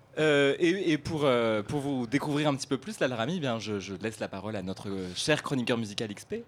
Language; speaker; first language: French; native; French